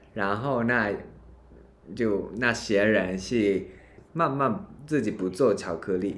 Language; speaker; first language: Chinese; non-native, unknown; Japanese